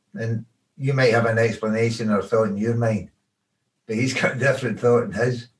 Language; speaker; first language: English; native; English